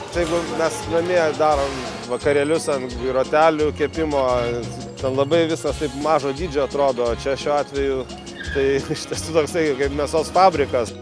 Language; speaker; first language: Lithuanian; native; Lithuanian